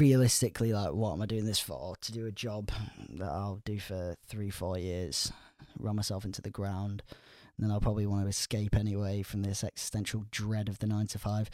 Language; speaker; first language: English; native; English